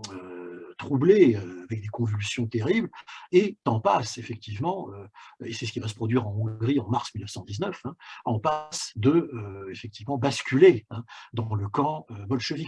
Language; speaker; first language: French; native; French